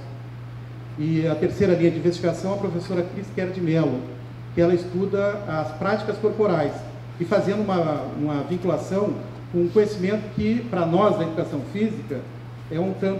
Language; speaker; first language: Portuguese; native; Portuguese